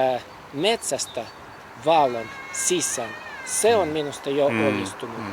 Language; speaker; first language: Finnish; non-native, fluent; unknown